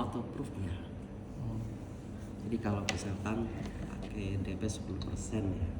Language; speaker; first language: Indonesian; native; Indonesian